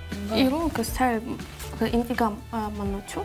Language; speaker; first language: Korean; non-native, learner; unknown